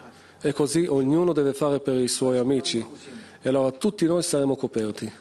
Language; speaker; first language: Italian; non-native, fluent; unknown